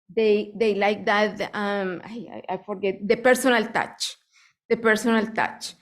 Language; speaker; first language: English; non-native, fluent; Spanish